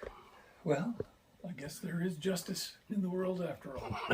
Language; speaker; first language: English; native; English